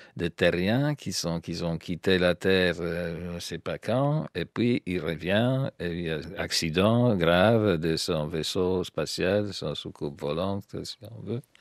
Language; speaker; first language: French; non-native, fluent; Polish